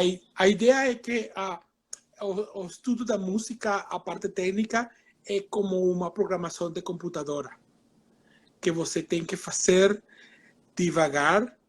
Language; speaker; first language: Portuguese; non-native, fluent; Spanish